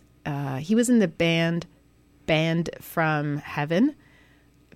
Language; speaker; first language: English; non-native, fluent; French